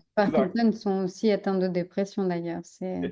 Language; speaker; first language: French; native; French